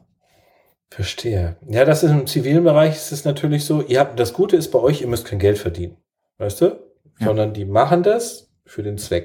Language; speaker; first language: German; native; German